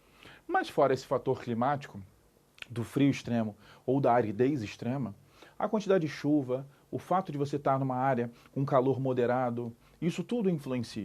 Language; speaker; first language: Portuguese; native; Portuguese